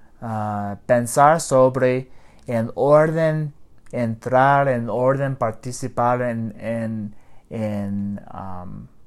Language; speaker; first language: Spanish; early bilingual, heritage; English